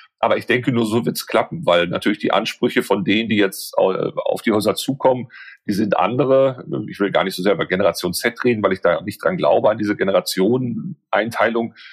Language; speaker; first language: German; native; German